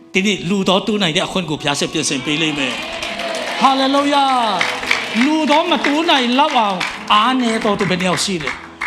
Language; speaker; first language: Burmese; non-native, local second language; Tedim Chin